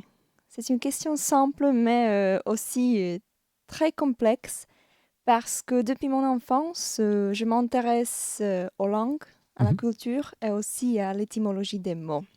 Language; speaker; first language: French; non-native, fluent; Slovak